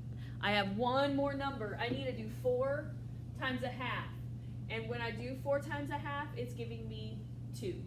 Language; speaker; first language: English; native; English